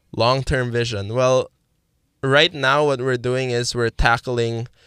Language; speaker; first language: English; non-native, local second language; Filipino